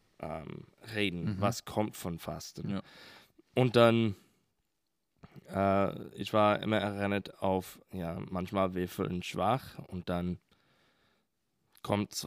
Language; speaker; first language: German; non-native, fluent; English